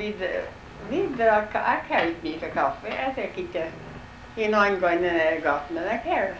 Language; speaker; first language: Norwegian; early bilingual, heritage; Norwegian